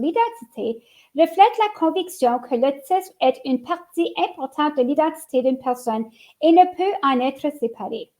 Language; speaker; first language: French; native; French